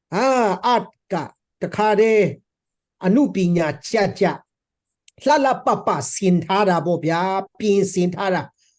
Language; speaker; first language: Burmese; non-native, local second language; Hakha Chin